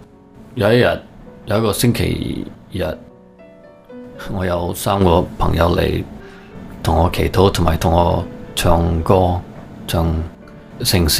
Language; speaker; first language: Cantonese; early bilingual, heritage; Cantonese